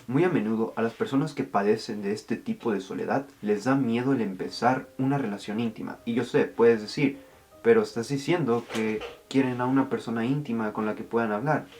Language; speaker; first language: Spanish; early bilingual, heritage; Spanish